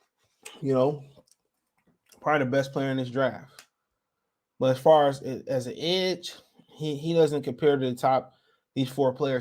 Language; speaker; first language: English; native; English